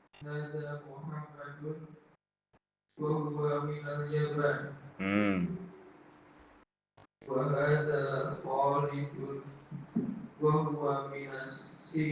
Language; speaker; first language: Arabic; non-native, learner; Indonesian